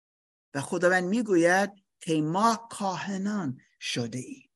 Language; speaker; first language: Persian; non-native, learner; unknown